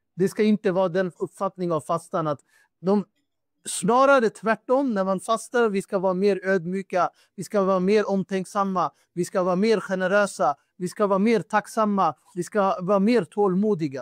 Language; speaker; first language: Swedish; non-native, fluent; Urdu